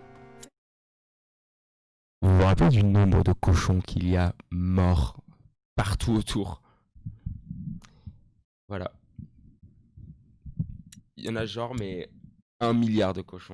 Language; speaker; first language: French; native; French